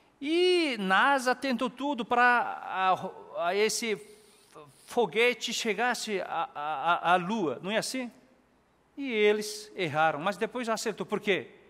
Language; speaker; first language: Portuguese; non-native, fluent; Korean